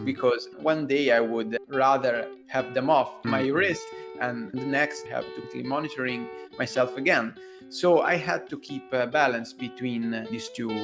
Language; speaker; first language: English; non-native, fluent; Italian